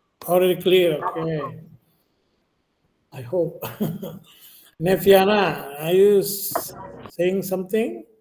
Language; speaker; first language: English; non-native, learner; Indonesian